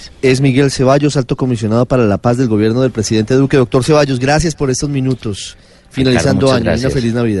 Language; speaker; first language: Spanish; native; Spanish